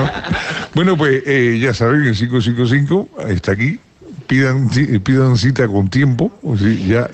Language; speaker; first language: Spanish; native; Spanish